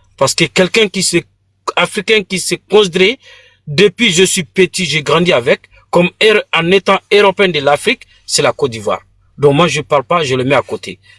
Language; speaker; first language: French; non-native, local second language; Bambara